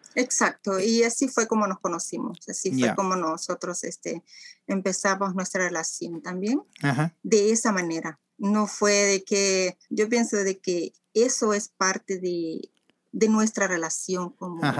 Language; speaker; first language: Spanish; native; Spanish